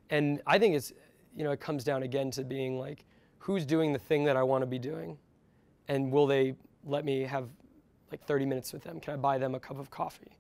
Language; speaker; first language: English; native; English